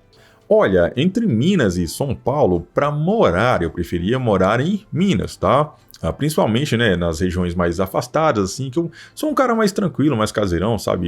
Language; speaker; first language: Portuguese; native; Portuguese